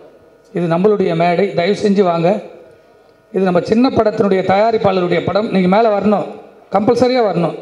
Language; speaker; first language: Tamil; native; Tamil